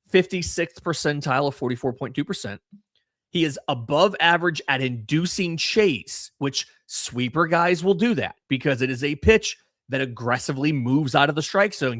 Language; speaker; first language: English; native; English